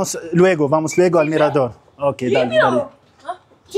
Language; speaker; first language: Spanish; non-native, learner; Arabic